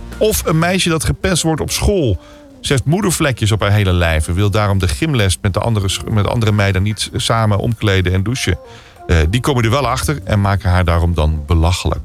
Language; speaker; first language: Dutch; native; Dutch